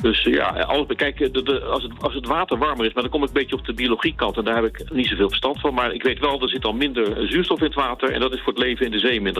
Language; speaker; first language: Dutch; native; Dutch